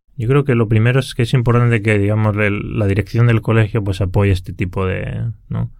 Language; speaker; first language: Spanish; native; Spanish